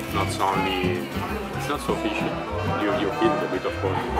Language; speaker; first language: English; non-native, fluent; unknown